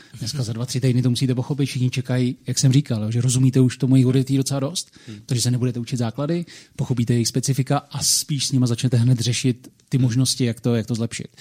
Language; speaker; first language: Czech; native; Czech